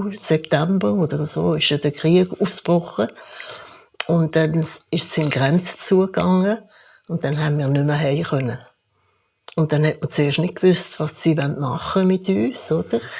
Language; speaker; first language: German; early bilingual, heritage; German